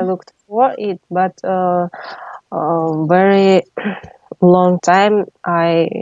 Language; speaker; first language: English; non-native, learner; Russian